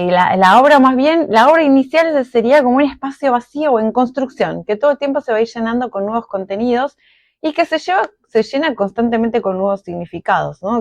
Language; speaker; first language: Spanish; native; Spanish